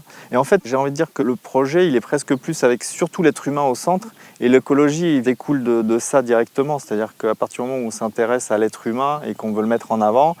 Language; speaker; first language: French; native; French